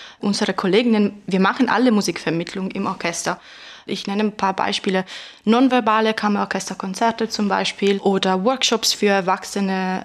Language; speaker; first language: German; non-native, fluent; Italian